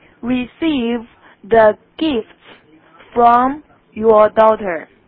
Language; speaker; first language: English; non-native, fluent; Chinese